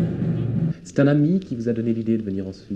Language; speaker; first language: French; native; French